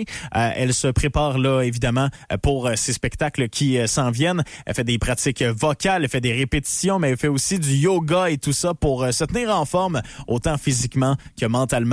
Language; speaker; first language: French; native; French